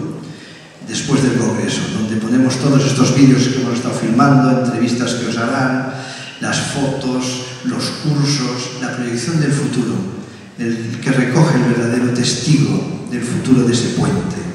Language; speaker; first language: Spanish; native; Spanish